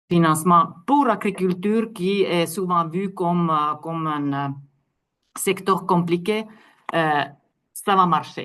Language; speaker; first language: French; non-native, fluent; Finnish